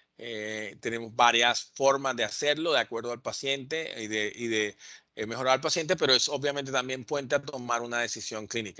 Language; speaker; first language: Spanish; native; Spanish